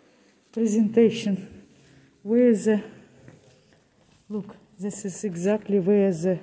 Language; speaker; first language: English; non-native, learner; Russian